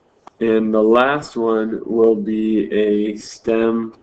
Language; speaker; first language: English; native; English